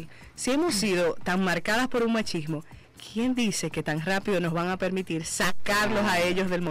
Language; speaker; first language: Spanish; native; Spanish